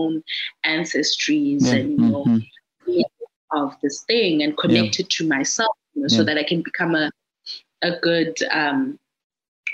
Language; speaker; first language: English; non-native, local second language; Xhosa